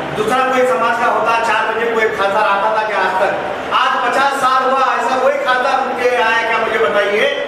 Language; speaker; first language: Hindi; non-native, local second language; Lambadi